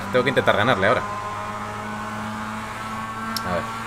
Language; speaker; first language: Spanish; native; Spanish